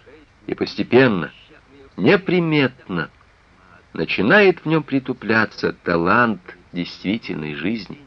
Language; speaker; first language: Russian; native; Russian